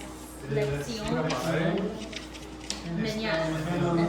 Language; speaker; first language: Spanish; non-native, learner; English